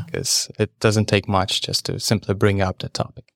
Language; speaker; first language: English; non-native, fluent; Ukrainian